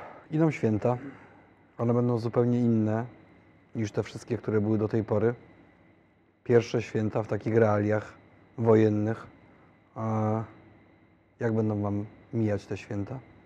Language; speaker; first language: Polish; native; Polish